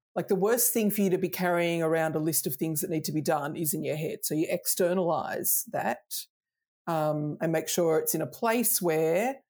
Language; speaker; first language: English; native; English